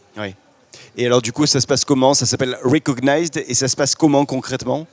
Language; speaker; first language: French; native; French